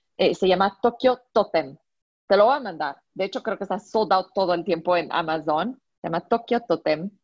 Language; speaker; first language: Spanish; non-native, fluent; French